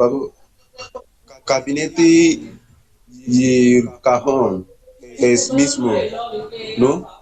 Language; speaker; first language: Spanish; non-native, learner; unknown